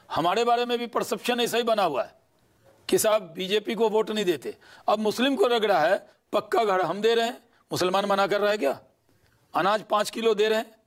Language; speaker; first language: Hindi; native; Hindi